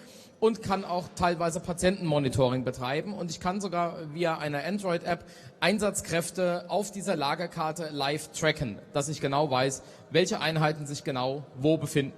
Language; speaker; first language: German; native; German